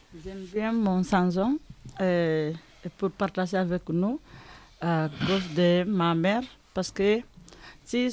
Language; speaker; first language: French; non-native, learner; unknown